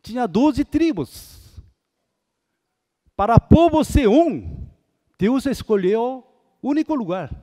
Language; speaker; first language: Portuguese; non-native, fluent; Korean